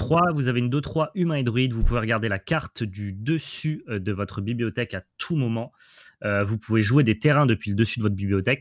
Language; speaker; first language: French; native; French